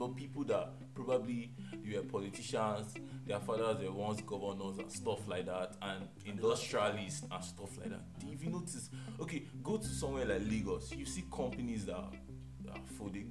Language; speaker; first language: English; non-native, local second language; Igbo